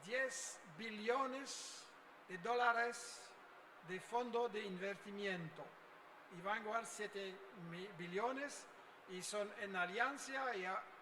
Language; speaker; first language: Spanish; non-native, fluent; French